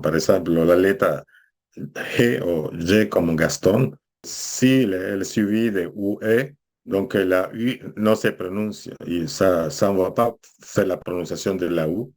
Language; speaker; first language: French; non-native, fluent; Spanish